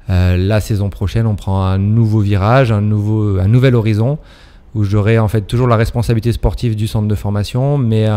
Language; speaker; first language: French; native; French